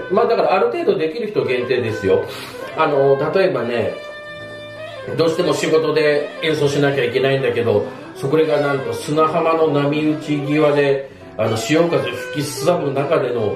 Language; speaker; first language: Japanese; native; Japanese